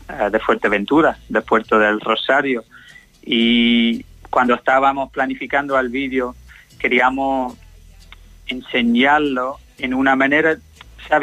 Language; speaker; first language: Spanish; non-native, learner; English